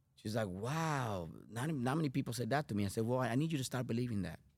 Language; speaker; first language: English; non-native, fluent; Spanish